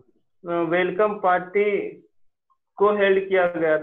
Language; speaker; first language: Japanese; non-native, learner; Hindi